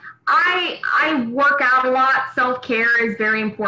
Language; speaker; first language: English; native; English